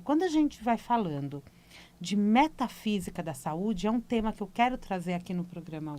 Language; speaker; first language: Portuguese; native; Portuguese